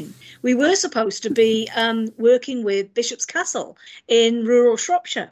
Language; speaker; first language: English; native; English